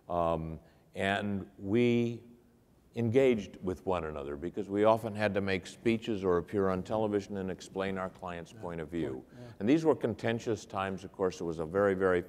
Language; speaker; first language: English; native; English